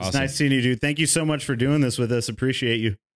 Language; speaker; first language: English; native; English